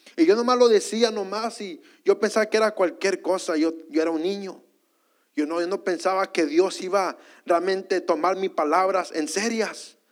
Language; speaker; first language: Spanish; early bilingual, heritage; Spanish